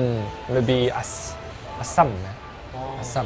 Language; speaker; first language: Indonesian; non-native, fluent; Korean